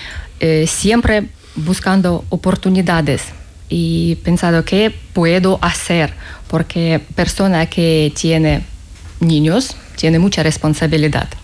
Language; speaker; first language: Spanish; non-native, learner; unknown